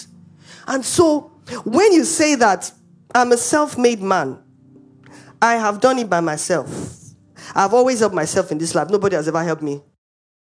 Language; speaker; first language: English; non-native, local second language; Igbo